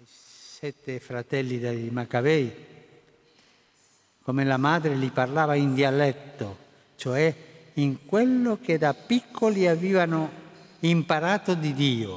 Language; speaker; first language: Italian; non-native, fluent; Spanish